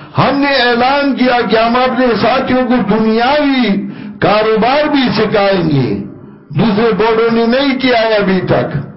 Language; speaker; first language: Urdu; non-native, local second language; Pashto